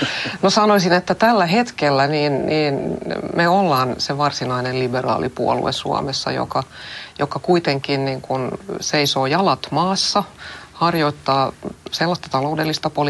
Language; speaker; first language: Finnish; non-native, local second language; Swedish